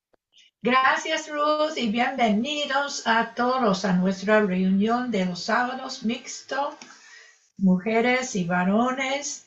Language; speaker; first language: Spanish; non-native, fluent; English